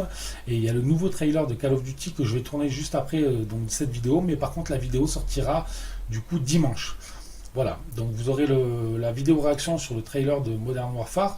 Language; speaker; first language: French; native; French